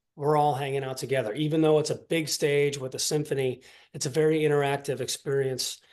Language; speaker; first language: English; native; English